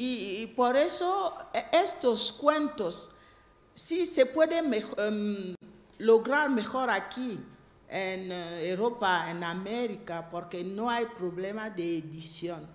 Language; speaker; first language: Spanish; non-native, fluent; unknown